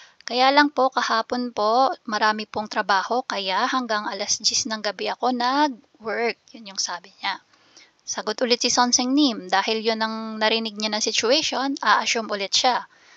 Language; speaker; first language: Filipino; native; Filipino